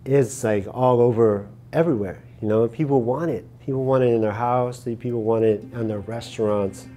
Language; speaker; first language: English; native; English